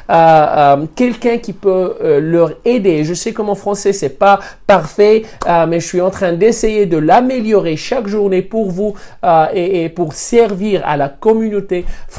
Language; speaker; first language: French; non-native, fluent; Spanish